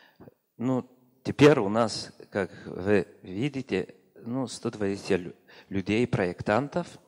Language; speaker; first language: Russian; non-native, learner; Polish